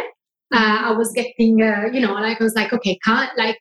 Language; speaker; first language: English; non-native, fluent; Italian